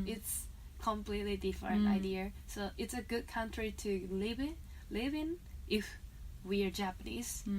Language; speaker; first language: English; non-native, fluent; Japanese